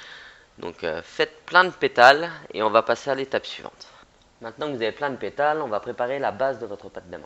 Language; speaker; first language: French; native; French